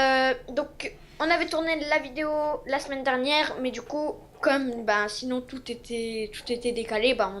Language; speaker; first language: French; native; French